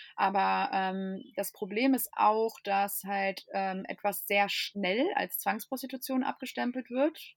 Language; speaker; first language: German; non-native, fluent; English